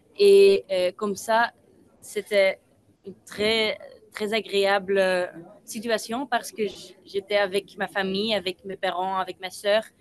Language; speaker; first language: French; non-native, local second language; Dutch